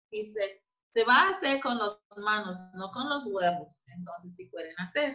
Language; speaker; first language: Spanish; non-native, fluent; English